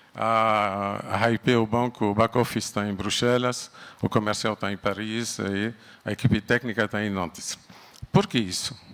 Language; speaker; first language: Portuguese; non-native, fluent; Arabic